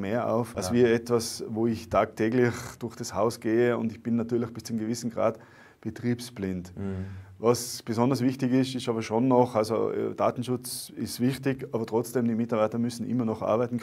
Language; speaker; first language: German; native; German